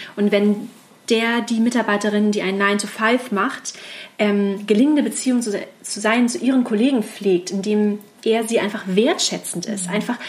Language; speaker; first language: German; native; German